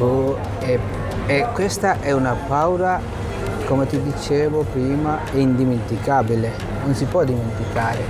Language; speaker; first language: Italian; non-native, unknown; Bangla